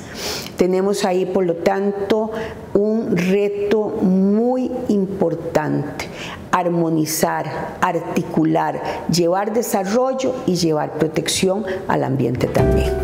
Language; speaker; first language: Spanish; native; Spanish